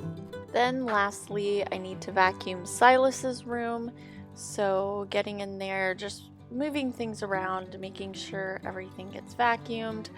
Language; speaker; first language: English; native; English